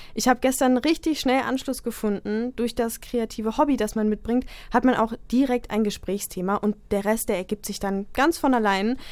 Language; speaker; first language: German; native; German